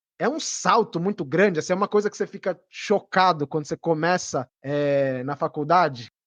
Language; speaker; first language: Portuguese; native; Portuguese